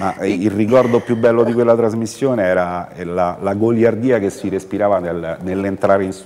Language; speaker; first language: Italian; native; Italian